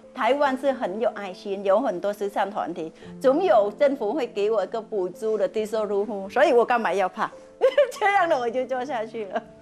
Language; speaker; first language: Chinese; non-native, fluent; Vietnamese